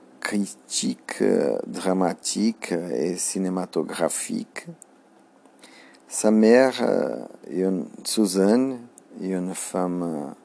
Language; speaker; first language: French; non-native, learner; Portuguese